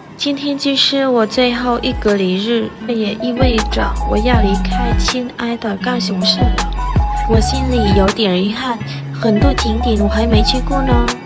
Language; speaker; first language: Chinese; non-native, learner; Vietnamese